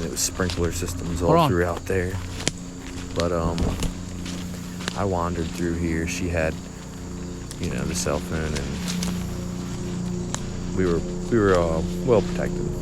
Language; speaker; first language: English; native; English